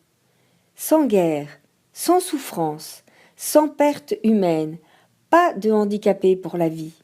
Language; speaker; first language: French; non-native, learner; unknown